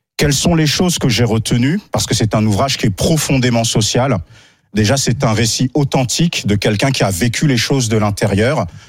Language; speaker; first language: French; native; French